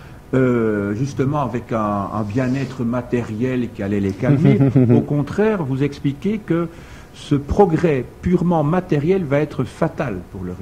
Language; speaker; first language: French; native; French